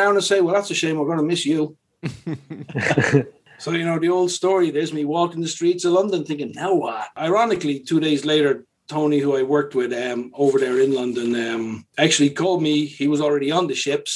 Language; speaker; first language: English; native; English